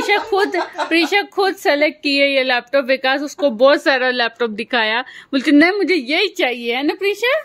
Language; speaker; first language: Hindi; native; Hindi